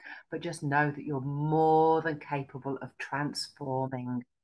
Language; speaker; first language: English; native; English